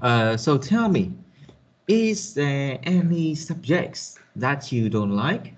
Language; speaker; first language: English; non-native, fluent; Vietnamese